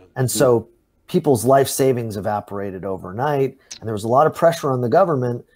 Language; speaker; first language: English; native; English